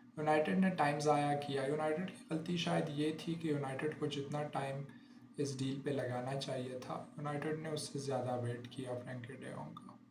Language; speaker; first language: Urdu; native; Urdu